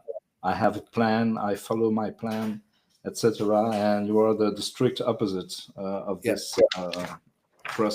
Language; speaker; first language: English; non-native, learner; French